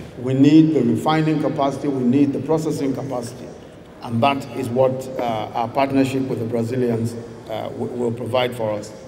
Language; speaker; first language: English; non-native, local second language; Yoruba